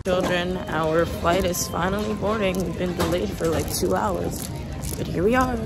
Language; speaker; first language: English; native; English